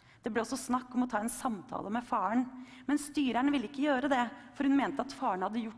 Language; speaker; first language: Norwegian; native; Norwegian